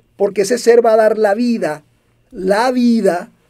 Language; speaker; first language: Spanish; native; Spanish